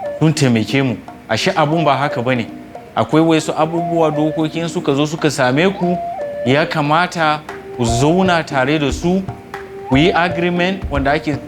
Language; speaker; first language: Hausa; non-native, local second language; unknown